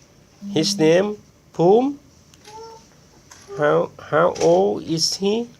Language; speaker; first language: English; non-native, learner; Thai